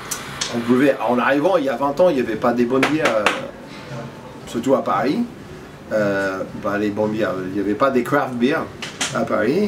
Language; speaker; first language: French; non-native, fluent; English